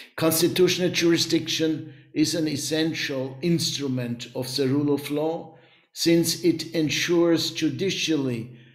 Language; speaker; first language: English; non-native, fluent; German